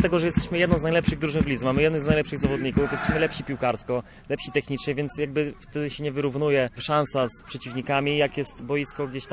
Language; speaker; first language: Polish; native; Polish